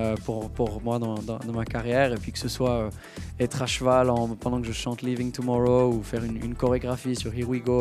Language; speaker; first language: French; native; French